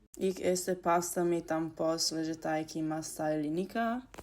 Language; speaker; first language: Greek; non-native, learner; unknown